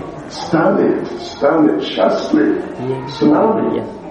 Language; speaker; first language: Russian; non-native, learner; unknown